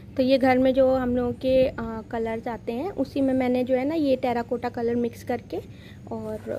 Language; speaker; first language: Hindi; native; Hindi